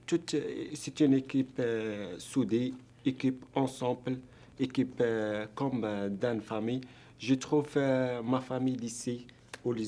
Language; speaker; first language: French; non-native, learner; Arabic